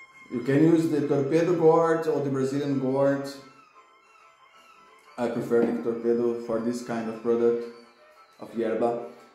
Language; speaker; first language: English; non-native, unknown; Portuguese